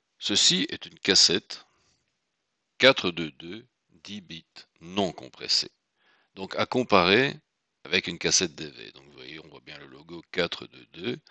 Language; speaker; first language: French; native; French